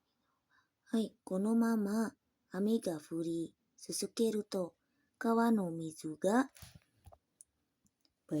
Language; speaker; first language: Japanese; non-native, learner; Indonesian